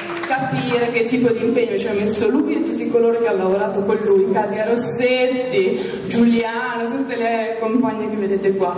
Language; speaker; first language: Italian; native; Italian